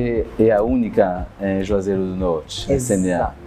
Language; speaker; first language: Portuguese; non-native, fluent; French